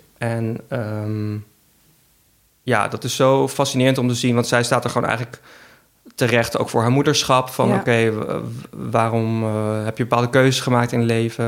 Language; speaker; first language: Dutch; native; Dutch